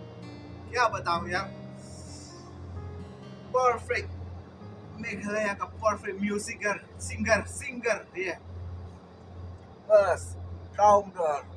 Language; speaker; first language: Hindi; non-native, local second language; Khasi